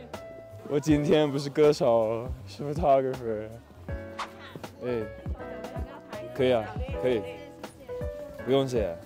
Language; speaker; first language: Chinese; non-native, fluent; English